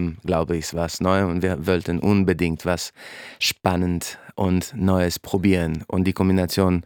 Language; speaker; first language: German; non-native, fluent; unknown